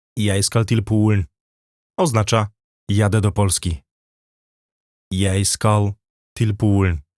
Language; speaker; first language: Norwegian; non-native, fluent; Polish